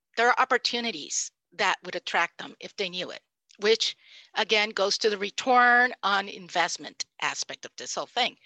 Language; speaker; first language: English; non-native, fluent; Spanish